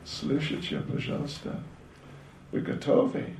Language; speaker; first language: Russian; non-native, learner; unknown